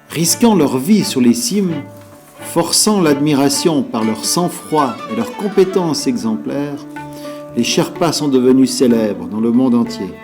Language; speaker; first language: French; native; French